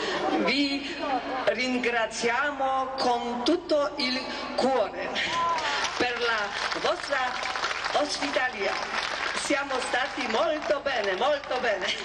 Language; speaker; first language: Italian; non-native, learner; Polish